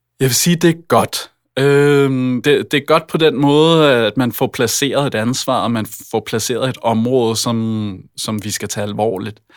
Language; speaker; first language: Danish; native; Danish